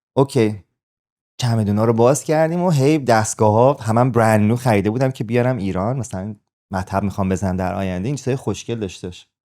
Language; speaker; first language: Persian; native; Persian